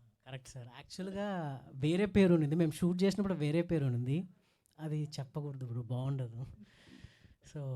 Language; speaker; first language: Telugu; native; Telugu